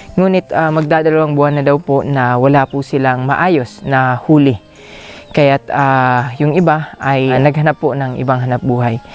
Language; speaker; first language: Filipino; non-native, local second language; Cebuano